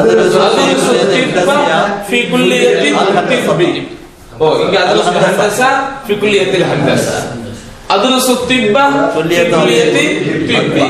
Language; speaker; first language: Arabic; non-native, fluent; Tamil